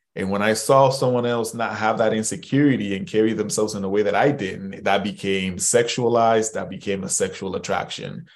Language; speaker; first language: English; early bilingual, other home language; Spanish